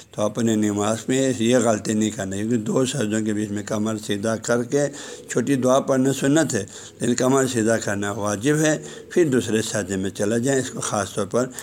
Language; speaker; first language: Urdu; non-native, local second language; Balti